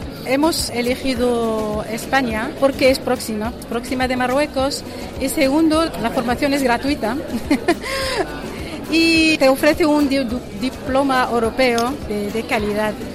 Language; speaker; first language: Spanish; non-native, fluent; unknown